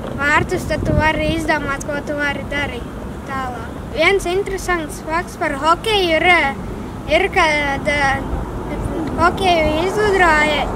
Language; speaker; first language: Latvian; native; Latvian